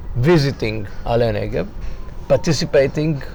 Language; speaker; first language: English; non-native, fluent; Hebrew